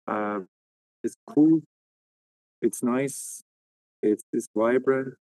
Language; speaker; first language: English; non-native, fluent; Persian